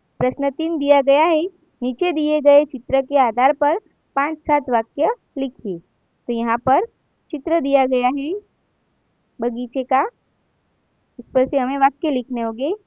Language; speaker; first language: Hindi; non-native, local second language; Gujarati